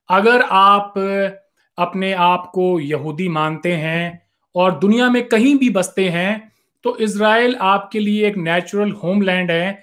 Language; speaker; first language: Hindi; native; Hindi